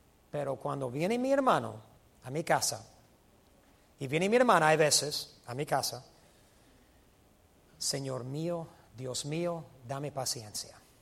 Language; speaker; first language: Spanish; non-native, fluent; English